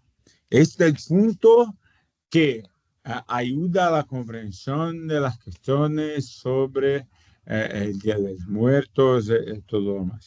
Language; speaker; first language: Spanish; non-native, fluent; Portuguese